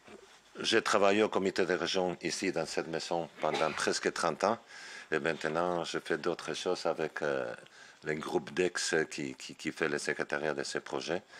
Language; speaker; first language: French; non-native, fluent; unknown